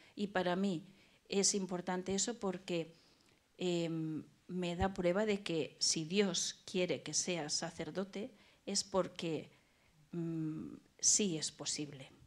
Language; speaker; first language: Spanish; native; Spanish